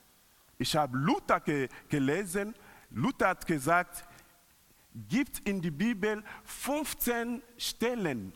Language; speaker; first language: German; non-native, learner; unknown